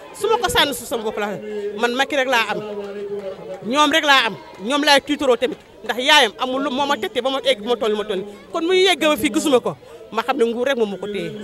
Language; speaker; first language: Wolof; non-native, local second language; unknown